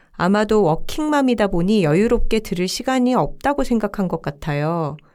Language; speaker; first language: Korean; native; Korean